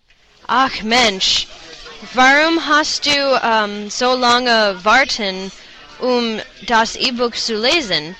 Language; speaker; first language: German; non-native, learner; English